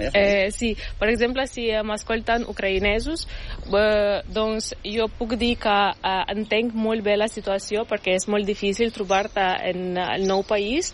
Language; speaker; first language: Catalan; non-native, fluent; Ukrainian